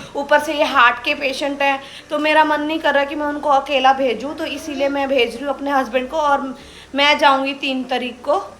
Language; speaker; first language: Hindi; early bilingual, other home language; Nepali